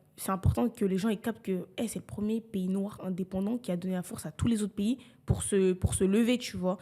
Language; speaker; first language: French; early bilingual, other home language; Haitian Creole